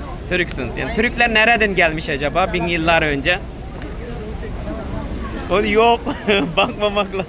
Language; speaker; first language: Turkish; non-native, fluent; Uyghur